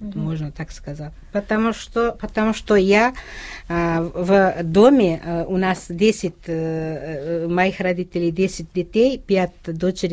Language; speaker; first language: Russian; non-native, local second language; Uzbek